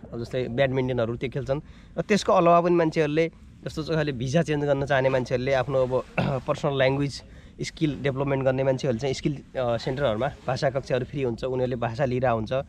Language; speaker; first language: Nepali; native; Nepali